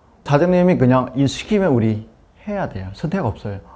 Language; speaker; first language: Korean; non-native, learner; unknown